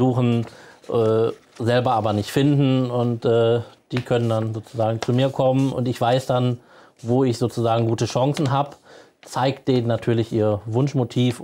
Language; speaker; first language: German; native; German